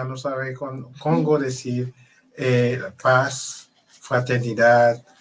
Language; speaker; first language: Spanish; non-native, learner; Haitian Creole